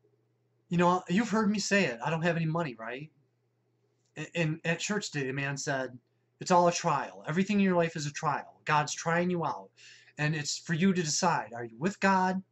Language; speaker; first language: English; native; English